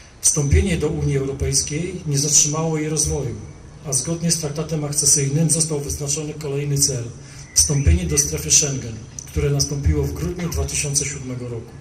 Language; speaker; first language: Polish; native; Polish